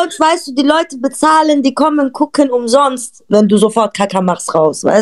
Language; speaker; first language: German; native; German